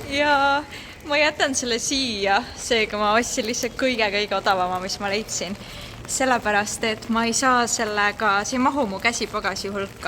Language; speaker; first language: Estonian; native; Estonian